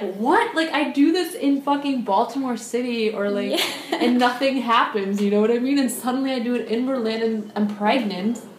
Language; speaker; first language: English; early bilingual, other home language; German